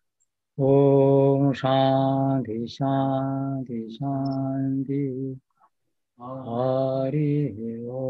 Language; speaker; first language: Japanese; non-native, learner; Bangla